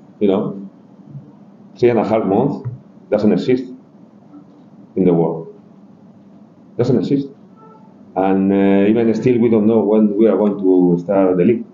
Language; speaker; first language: English; non-native, learner; Spanish